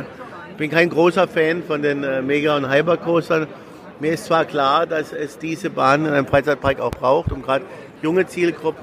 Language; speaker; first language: German; native; German